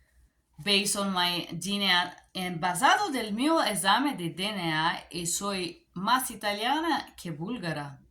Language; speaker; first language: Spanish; non-native, learner; Bulgarian